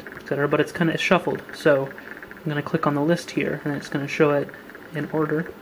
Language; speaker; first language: English; native; English